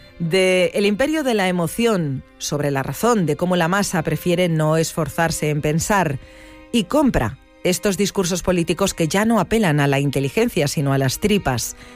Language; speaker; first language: Spanish; native; Spanish